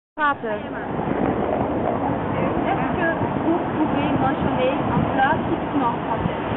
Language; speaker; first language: French; non-native, learner; Dutch